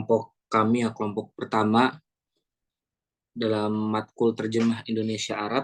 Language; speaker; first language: Indonesian; native; Indonesian